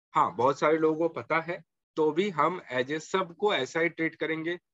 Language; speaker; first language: Hindi; non-native, local second language; Marathi